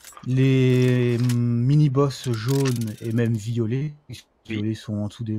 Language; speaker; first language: French; native; French